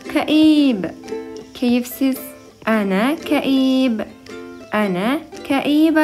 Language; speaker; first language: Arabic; non-native, fluent; Turkish